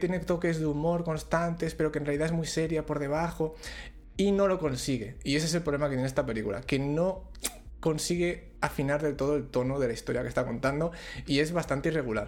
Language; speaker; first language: Spanish; native; Spanish